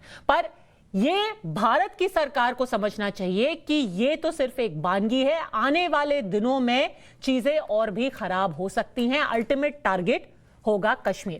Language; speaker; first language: Hindi; native; Hindi